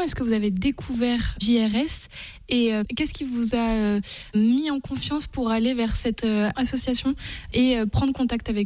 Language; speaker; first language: French; native; French